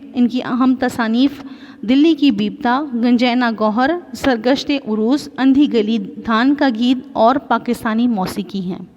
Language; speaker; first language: Urdu; non-native, local second language; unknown